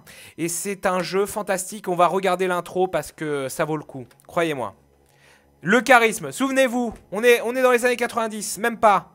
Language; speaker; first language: French; native; French